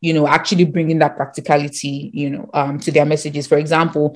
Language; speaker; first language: English; non-native, local second language; Yoruba